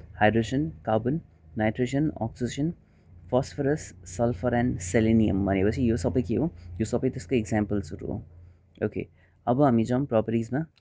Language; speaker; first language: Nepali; non-native, local second language; Hindi